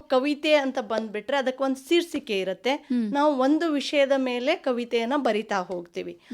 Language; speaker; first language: Kannada; non-native, local second language; Lambadi